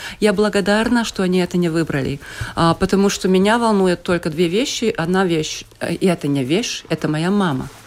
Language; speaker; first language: Russian; non-native, local second language; Latvian